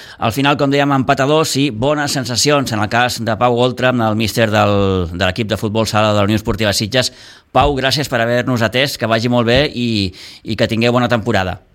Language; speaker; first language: Catalan; native; Catalan